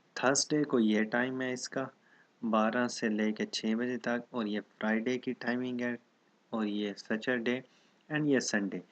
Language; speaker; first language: Urdu; non-native, local second language; Saraiki